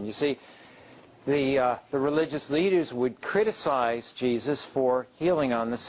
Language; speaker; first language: English; native; English